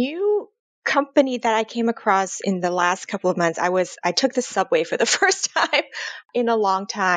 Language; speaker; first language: English; non-native, local second language; Cantonese